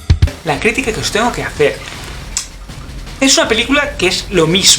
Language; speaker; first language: Spanish; native; Spanish